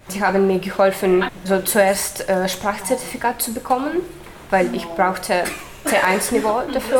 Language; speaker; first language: German; non-native, fluent; Ukrainian